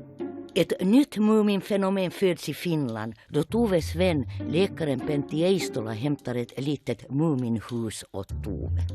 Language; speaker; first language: Swedish; native; Swedish